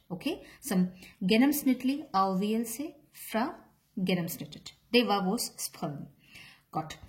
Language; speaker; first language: Danish; non-native, learner; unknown